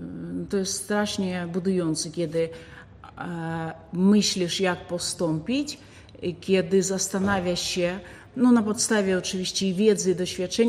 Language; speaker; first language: Polish; non-native, fluent; Ukrainian